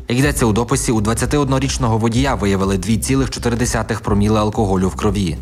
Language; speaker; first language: Ukrainian; native; Ukrainian